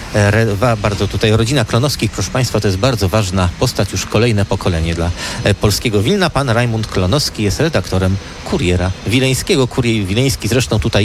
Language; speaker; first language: Polish; native; Polish